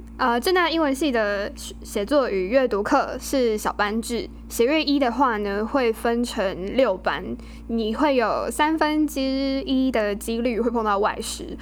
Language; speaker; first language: Chinese; native; Chinese